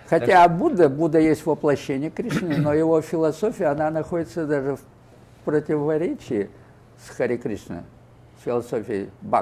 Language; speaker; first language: Russian; native; Russian